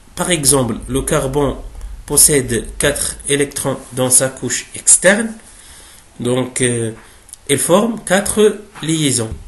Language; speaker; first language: French; non-native, local second language; Arabic